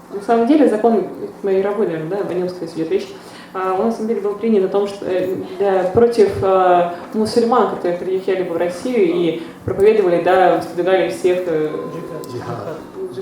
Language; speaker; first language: Russian; native; Russian